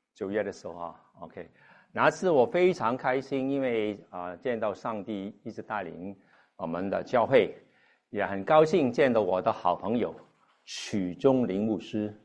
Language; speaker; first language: Chinese; non-native, local second language; Cantonese